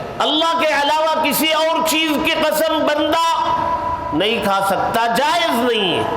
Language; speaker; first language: Urdu; native; Urdu